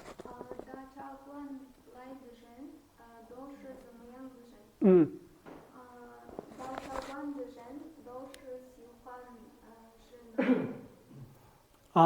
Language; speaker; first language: Chinese; non-native, learner; Kyrgyz